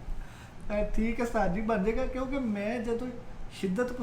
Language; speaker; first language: Hindi; non-native, local second language; Punjabi